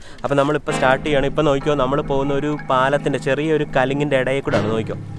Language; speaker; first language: Malayalam; native; Malayalam